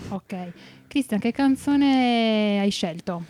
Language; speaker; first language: Italian; native; Italian